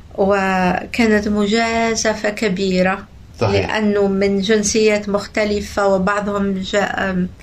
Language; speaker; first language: Arabic; native; Arabic